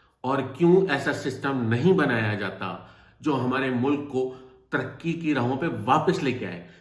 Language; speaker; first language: Urdu; native; Urdu